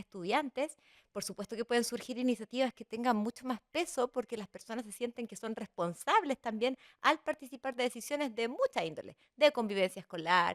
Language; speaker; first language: Spanish; native; Spanish